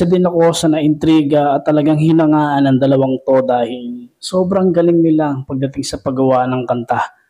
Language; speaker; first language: Filipino; native; Filipino